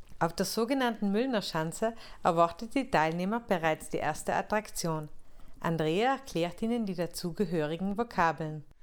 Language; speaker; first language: German; native; German